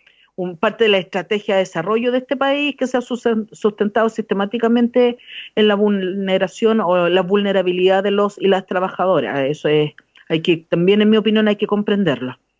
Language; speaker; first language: Spanish; native; Spanish